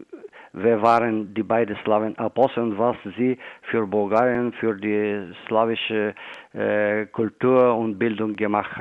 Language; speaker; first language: German; non-native, fluent; Bulgarian